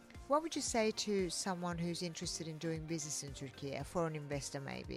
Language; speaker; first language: English; non-native, fluent; Turkish